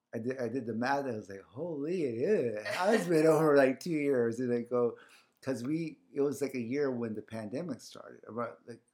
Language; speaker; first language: English; early bilingual, other home language; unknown